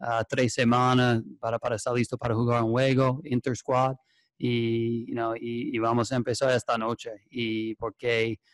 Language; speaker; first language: Spanish; non-native, fluent; English